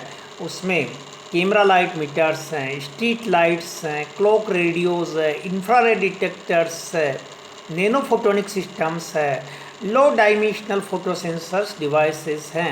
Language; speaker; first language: Hindi; native; Hindi